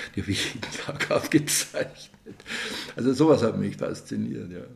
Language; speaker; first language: German; native; German